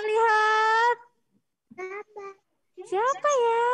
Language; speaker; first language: Indonesian; native; Indonesian